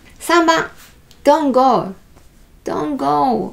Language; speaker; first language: English; non-native, fluent; Japanese